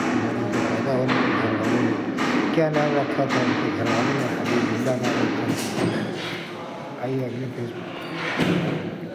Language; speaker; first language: Urdu; native; Urdu